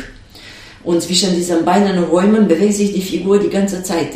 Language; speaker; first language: German; non-native, fluent; Romanian